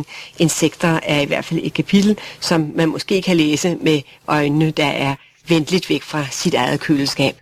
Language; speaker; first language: Danish; native; Danish